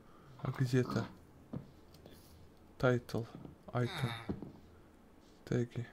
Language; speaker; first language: Russian; native; Russian